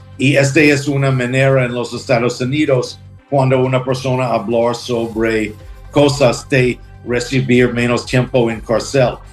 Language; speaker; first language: Spanish; non-native, learner; English